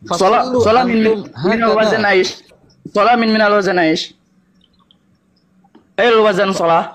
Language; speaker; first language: Arabic; non-native, learner; Indonesian